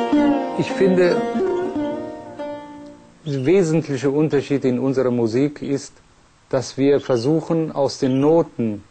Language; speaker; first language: German; non-native, fluent; Persian